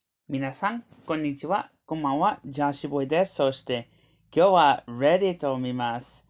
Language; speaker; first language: Japanese; non-native, learner; English